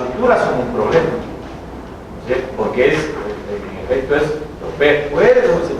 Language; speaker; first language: Spanish; native; Spanish